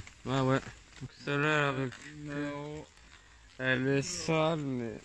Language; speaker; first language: French; native; French